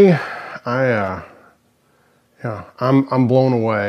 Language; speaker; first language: English; native; English